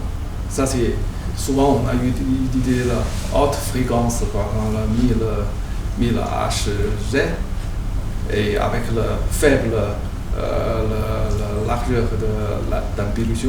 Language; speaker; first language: French; non-native, learner; Chinese